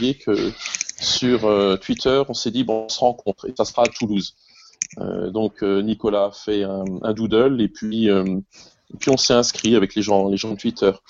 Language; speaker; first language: French; native; French